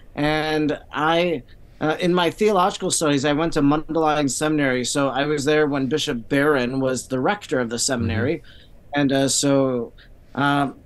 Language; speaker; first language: English; native; English